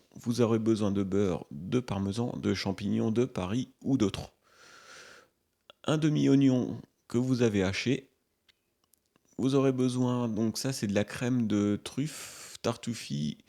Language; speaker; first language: French; native; French